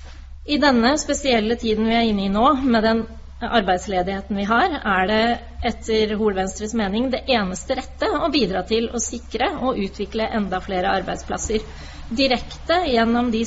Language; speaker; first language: Norwegian; native; Norwegian